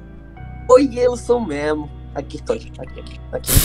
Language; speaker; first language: Portuguese; non-native, learner; Spanish